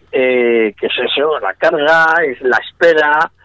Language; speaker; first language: Spanish; native; Spanish